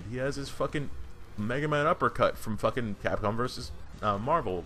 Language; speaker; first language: English; native; English